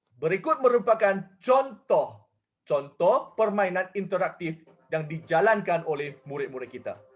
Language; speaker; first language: Malay; non-native, local second language; Chinese